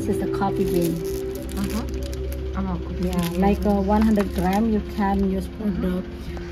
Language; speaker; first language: English; non-native, learner; Indonesian